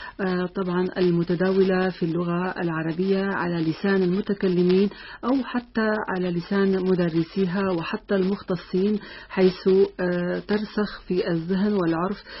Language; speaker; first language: Arabic; native; Arabic